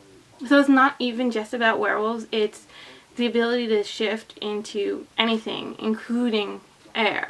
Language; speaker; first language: English; native; English